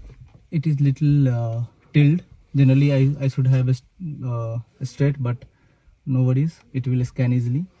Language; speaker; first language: English; non-native, local second language; Hindi